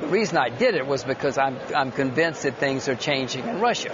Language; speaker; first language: English; native; English